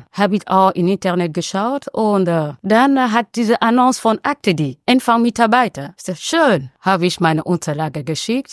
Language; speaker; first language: German; non-native, learner; French